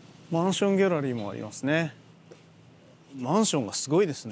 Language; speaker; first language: Japanese; native; Japanese